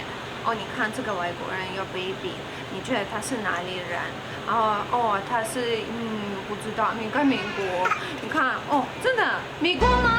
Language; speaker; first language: Chinese; non-native, learner; Russian